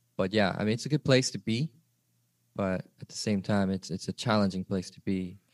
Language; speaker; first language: English; early bilingual, other home language; Korean